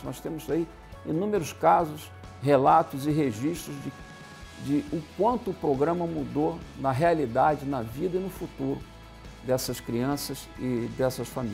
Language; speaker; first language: Portuguese; native; Portuguese